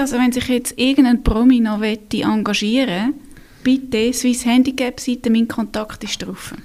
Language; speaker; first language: German; native; German